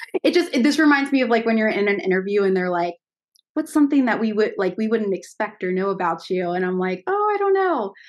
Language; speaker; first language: English; native; English